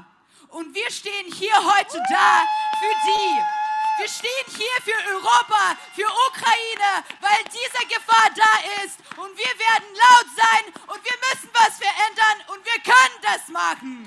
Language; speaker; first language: German; non-native, fluent; Ukrainian